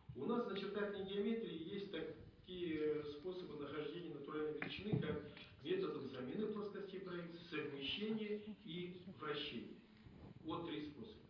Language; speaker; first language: Russian; non-native, local second language; Kazakh